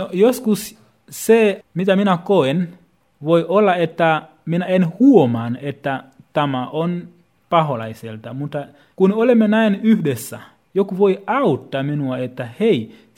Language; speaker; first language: Finnish; non-native, fluent; Swahili